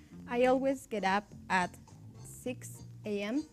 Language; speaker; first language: English; non-native, learner; Spanish